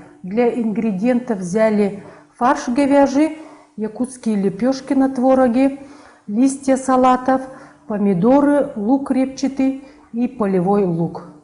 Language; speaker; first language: Russian; non-native, local second language; Yakut